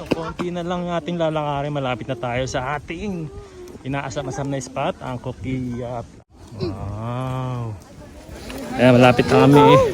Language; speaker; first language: Filipino; native; Filipino